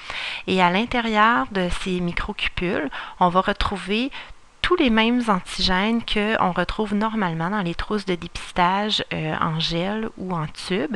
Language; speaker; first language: French; native; French